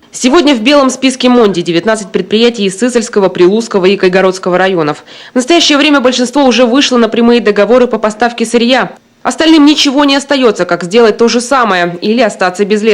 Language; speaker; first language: Russian; native; Russian